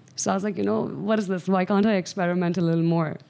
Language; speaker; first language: English; non-native, local second language; Sindhi